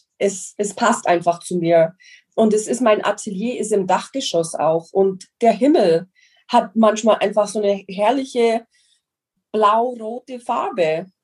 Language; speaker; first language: German; non-native, fluent; English